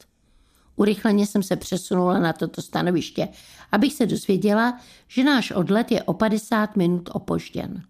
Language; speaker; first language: Czech; native; Czech